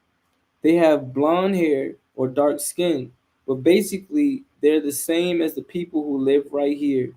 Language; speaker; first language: English; native; English